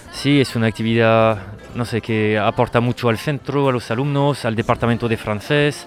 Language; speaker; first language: Spanish; non-native, fluent; French